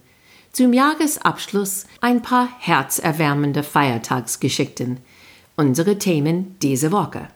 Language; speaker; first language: German; non-native, fluent; English